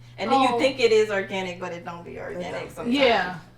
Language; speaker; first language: English; native; English